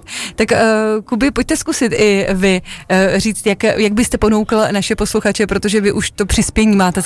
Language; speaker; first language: Czech; native; Czech